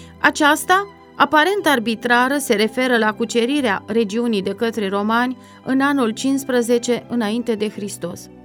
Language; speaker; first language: Romanian; native; Romanian